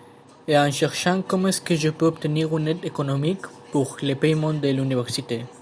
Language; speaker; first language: French; non-native, learner; Spanish